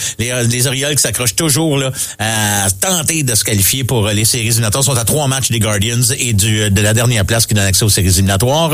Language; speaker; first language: French; native; French